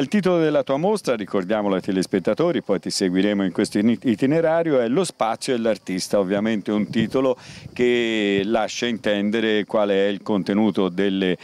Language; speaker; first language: Italian; native; Italian